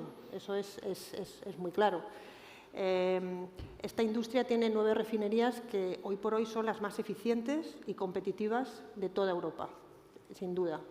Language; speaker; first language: Spanish; native; Spanish